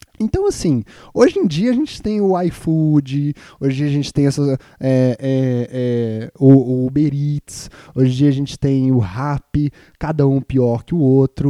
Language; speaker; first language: Portuguese; native; Portuguese